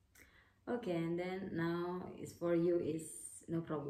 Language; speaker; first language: English; non-native, learner; Indonesian